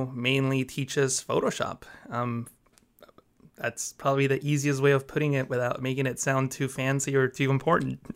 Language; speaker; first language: English; early bilingual, other home language; Spanish